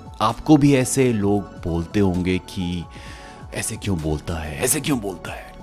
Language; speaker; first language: Hindi; native; Hindi